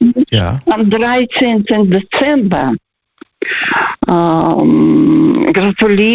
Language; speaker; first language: German; non-native, fluent; Russian